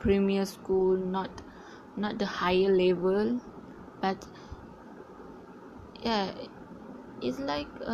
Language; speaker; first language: English; non-native, learner; Malay